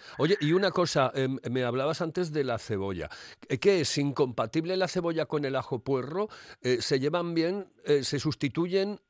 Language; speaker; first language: Spanish; native; Spanish